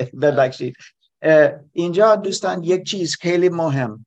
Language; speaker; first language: Persian; non-native, fluent; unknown